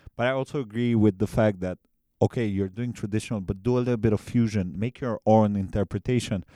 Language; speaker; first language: English; non-native, fluent; Romanian